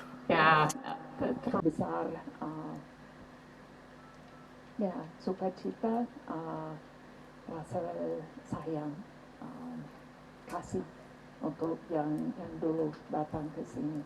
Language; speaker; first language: Indonesian; non-native, fluent; English